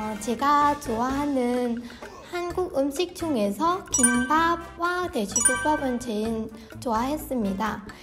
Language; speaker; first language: Korean; non-native, fluent; Vietnamese